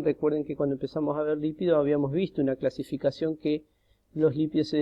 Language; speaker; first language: Spanish; native; Spanish